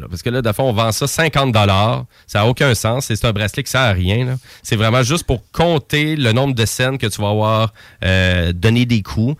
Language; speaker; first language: French; native; French